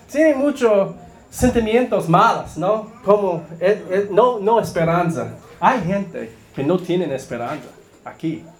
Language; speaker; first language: Spanish; non-native, learner; English